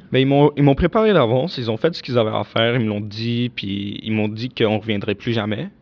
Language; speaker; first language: French; early bilingual, other home language; Arabic